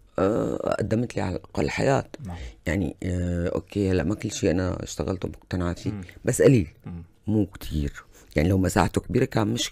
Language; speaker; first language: Arabic; native; Arabic